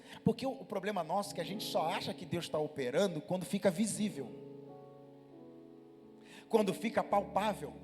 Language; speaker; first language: Portuguese; native; Portuguese